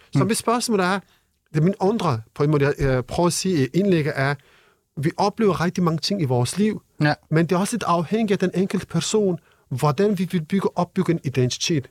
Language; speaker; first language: Danish; non-native, fluent; Kurdish